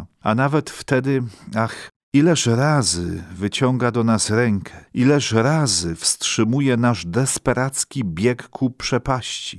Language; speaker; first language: Polish; native; Polish